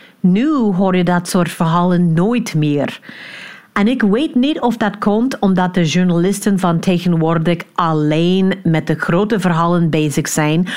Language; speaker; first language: Dutch; non-native, fluent; English